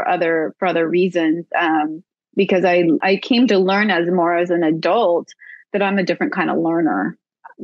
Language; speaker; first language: English; early bilingual, other home language; Spanish